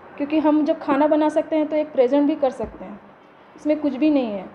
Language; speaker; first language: Hindi; non-native, local second language; Odia